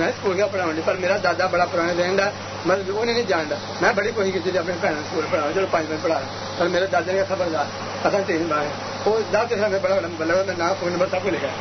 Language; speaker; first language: Urdu; non-native, local second language; Punjabi